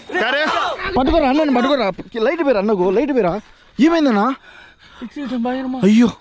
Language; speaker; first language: Telugu; native; Telugu